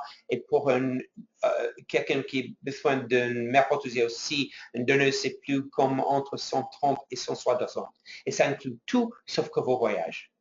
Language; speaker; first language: French; non-native, fluent; English